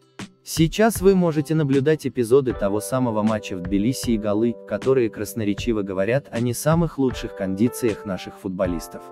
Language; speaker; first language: Russian; native; Russian